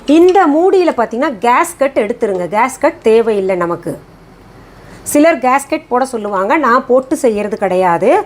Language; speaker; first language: Tamil; non-native, fluent; Hindi